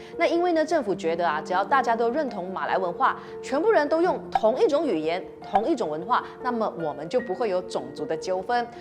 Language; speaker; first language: Chinese; native; Chinese